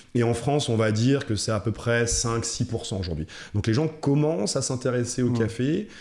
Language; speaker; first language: French; native; French